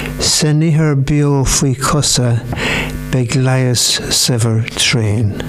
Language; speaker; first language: Irish; non-native, local second language; English